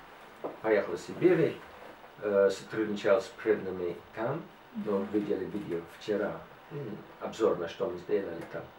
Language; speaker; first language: Russian; non-native, fluent; English